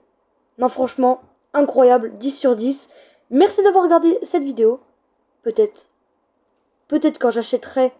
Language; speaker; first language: French; native; French